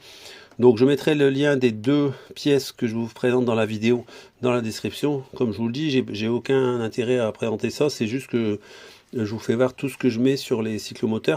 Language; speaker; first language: French; native; French